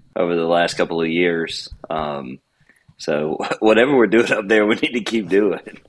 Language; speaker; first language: English; native; English